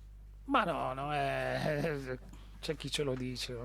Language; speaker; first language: Italian; native; Italian